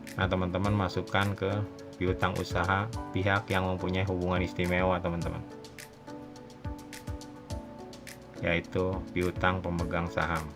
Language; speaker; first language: Indonesian; native; Indonesian